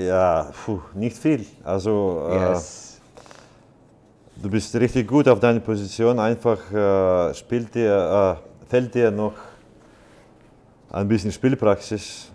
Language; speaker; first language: German; non-native, fluent; Icelandic